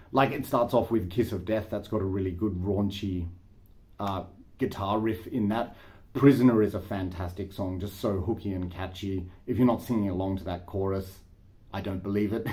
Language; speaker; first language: English; native; English